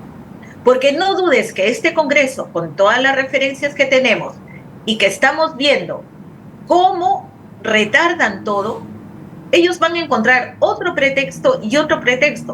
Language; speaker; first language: Spanish; native; Spanish